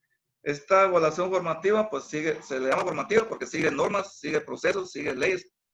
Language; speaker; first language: Spanish; native; Spanish